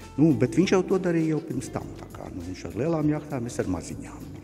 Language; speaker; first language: Latvian; native; Latvian